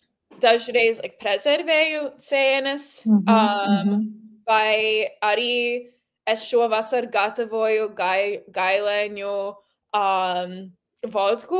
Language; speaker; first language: Latvian; early bilingual, heritage; Latvian